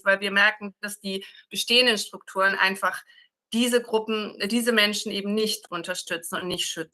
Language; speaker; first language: German; native; German